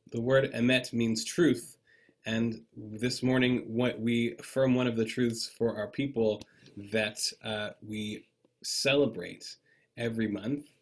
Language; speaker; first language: English; native; English